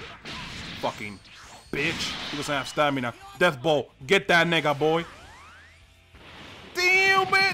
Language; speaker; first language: English; native; English